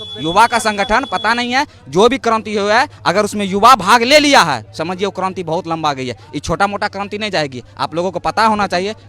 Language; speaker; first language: Hindi; native; Hindi